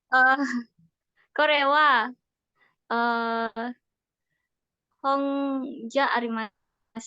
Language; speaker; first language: Japanese; non-native, learner; Indonesian